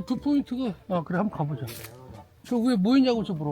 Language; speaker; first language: Korean; native; Korean